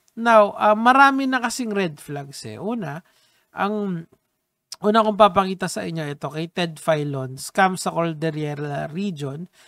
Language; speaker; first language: Filipino; native; Filipino